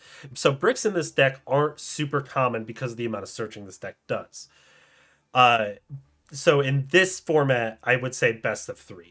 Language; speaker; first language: English; native; English